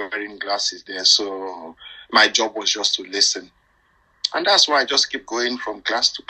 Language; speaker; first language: English; non-native, local second language; French